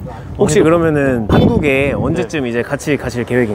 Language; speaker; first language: Korean; native; Korean